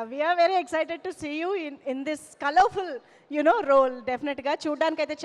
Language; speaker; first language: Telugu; native; Telugu